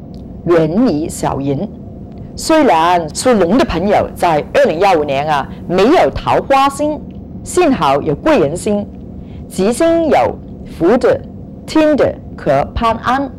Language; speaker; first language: Chinese; non-native, local second language; Cantonese